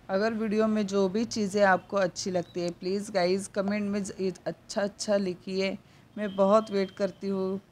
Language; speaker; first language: Hindi; non-native, local second language; Marathi